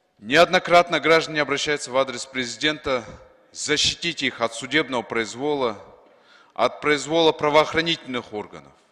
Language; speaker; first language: Russian; non-native, local second language; Kyrgyz